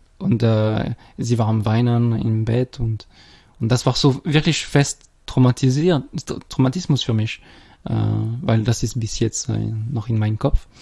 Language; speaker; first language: German; non-native, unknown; French